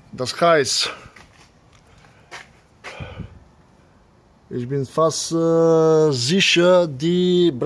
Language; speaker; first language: German; non-native, learner; Bulgarian